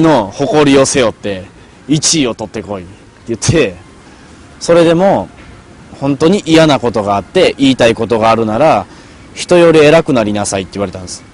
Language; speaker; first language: Japanese; native; Japanese